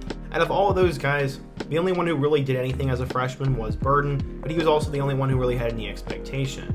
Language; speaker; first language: English; native; English